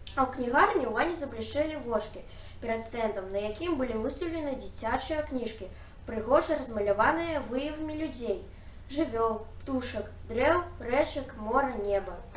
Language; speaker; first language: Belarusian; native; Belarusian